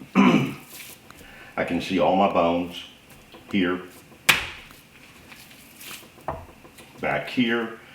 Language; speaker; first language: English; native; English